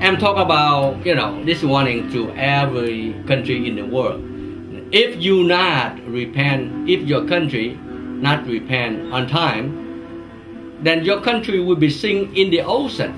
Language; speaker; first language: English; non-native, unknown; Vietnamese